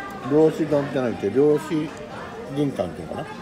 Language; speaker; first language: Japanese; native; Japanese